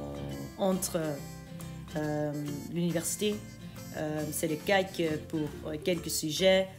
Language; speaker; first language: French; non-native, local second language; Dutch